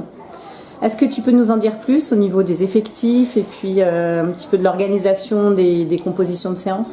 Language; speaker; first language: French; native; French